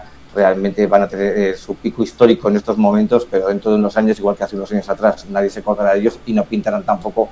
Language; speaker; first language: Spanish; native; Spanish